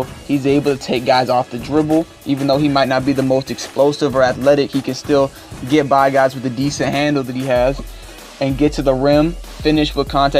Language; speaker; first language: English; native; English